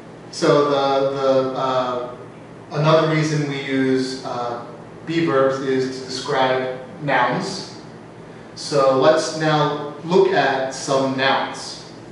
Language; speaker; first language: English; native; English